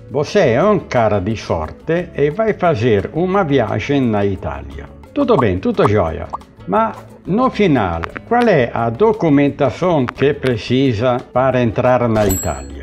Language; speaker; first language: Portuguese; non-native, learner; Italian